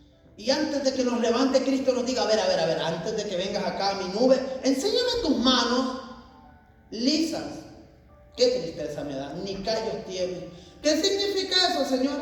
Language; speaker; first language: Spanish; native; Spanish